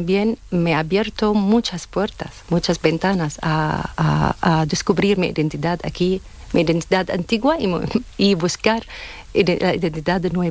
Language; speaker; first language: Spanish; non-native, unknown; Arabic